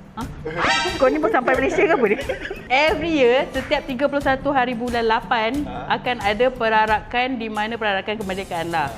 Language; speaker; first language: Malay; native; Malay